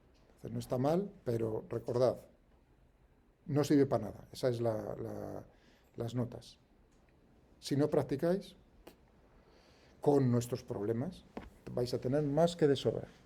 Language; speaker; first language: Spanish; native; Spanish